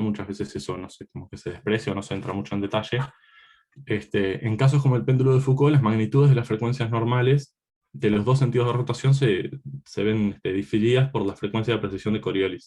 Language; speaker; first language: Spanish; native; Spanish